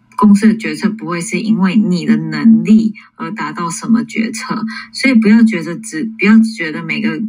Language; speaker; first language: Chinese; early bilingual, heritage; English